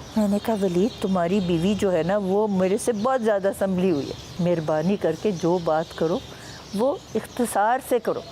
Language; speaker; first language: Urdu; non-native, local second language; Punjabi